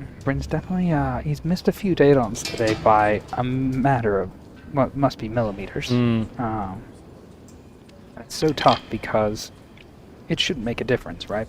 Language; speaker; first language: English; native; English